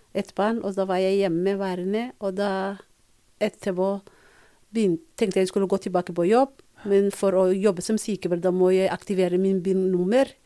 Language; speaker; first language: Norwegian; non-native, fluent; Somali